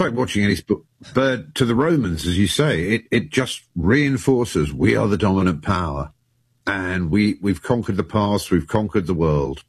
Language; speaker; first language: English; native; English